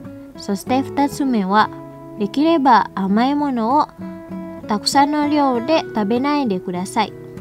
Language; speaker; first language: Japanese; non-native, fluent; Indonesian